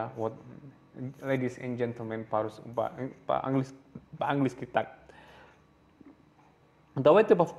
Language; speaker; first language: Russian; non-native, learner; Javanese